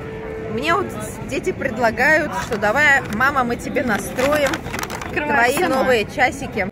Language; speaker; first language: Russian; native; Russian